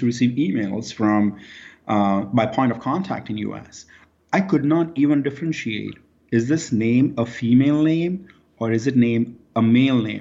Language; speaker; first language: English; non-native, local second language; Hindi